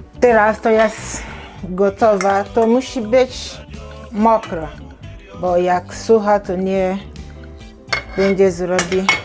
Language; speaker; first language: Polish; non-native, learner; Igbo